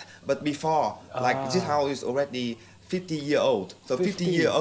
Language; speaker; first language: English; non-native, fluent; Vietnamese